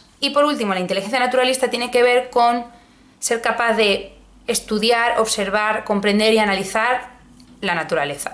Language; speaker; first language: Spanish; native; Spanish